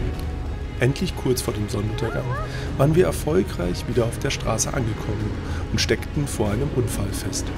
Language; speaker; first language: German; native; German